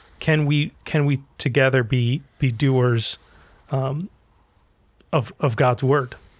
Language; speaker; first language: English; early bilingual, other home language; Arabic